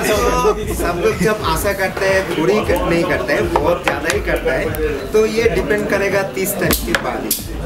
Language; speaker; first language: Hindi; non-native, fluent; Bangla